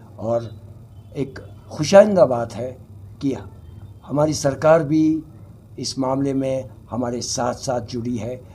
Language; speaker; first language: Urdu; non-native, local second language; Kashmiri